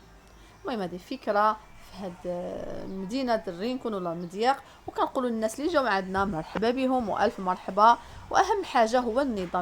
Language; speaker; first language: Arabic; native; Arabic